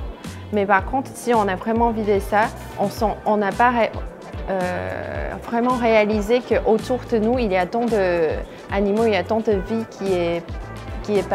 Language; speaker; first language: French; non-native, fluent; Chinese